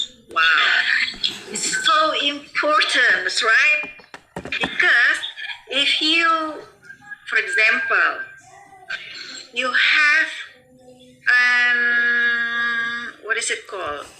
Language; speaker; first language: English; non-native, fluent; Indonesian